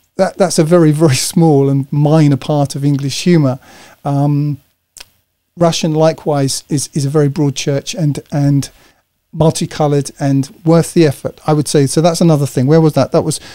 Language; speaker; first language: English; native; English